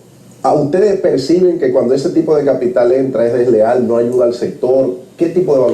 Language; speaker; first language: Spanish; native; Spanish